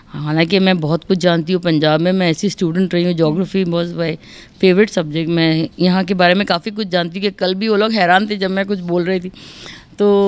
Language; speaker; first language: Hindi; native; Hindi